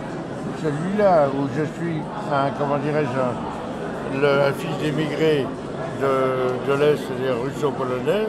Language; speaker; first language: French; early bilingual, other home language; Yiddish